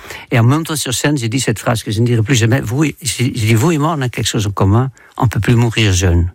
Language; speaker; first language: French; non-native, fluent; Dutch